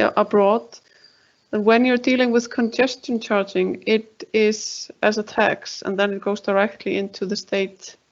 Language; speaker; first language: English; non-native, fluent; Icelandic